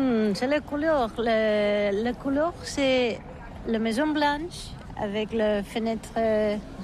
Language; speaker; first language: French; non-native, local second language; Catalan